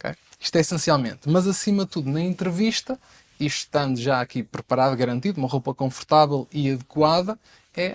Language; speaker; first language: Portuguese; native; Portuguese